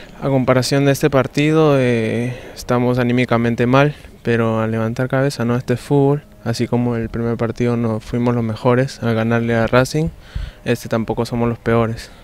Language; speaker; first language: Spanish; native; Spanish